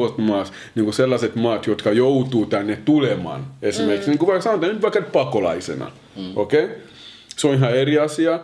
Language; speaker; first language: Finnish; early bilingual, other home language; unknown